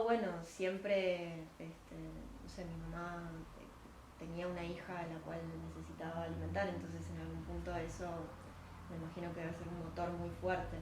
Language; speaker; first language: Spanish; early bilingual, other home language; Ukrainian